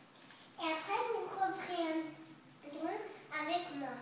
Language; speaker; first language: French; early bilingual, other home language; English